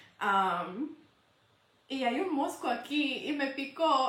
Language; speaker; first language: Spanish; early bilingual, heritage; Spanish